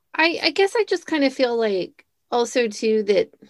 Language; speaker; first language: English; native; English